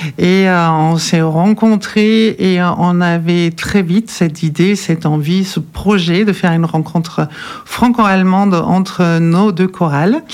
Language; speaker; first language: French; non-native, fluent; German